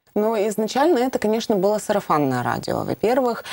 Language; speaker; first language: Russian; native; Russian